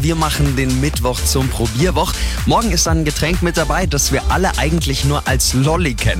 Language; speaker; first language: German; native; German